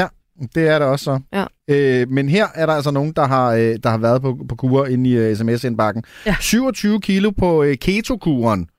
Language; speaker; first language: Danish; native; Danish